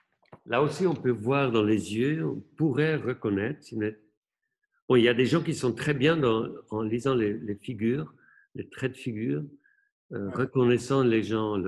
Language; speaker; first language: French; non-native, local second language; German